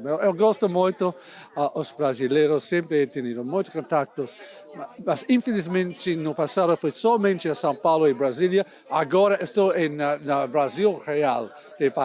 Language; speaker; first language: Portuguese; non-native, learner; English